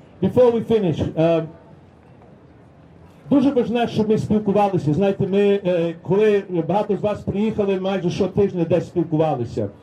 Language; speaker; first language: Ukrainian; early bilingual, heritage; Ukrainian